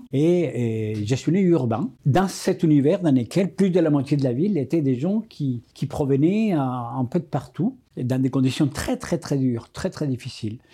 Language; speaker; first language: French; non-native, fluent; Spanish